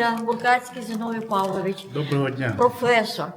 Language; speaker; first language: Ukrainian; non-native, local second language; Russian